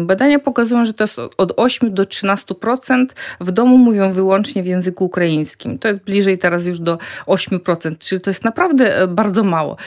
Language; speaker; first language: Polish; non-native, fluent; Ukrainian